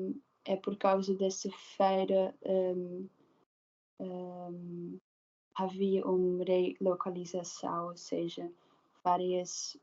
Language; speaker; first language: Portuguese; non-native, learner; Dutch